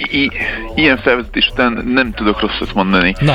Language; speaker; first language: Hungarian; native; Hungarian